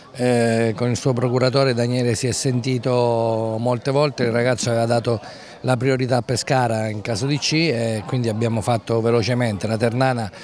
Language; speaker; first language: Italian; native; Italian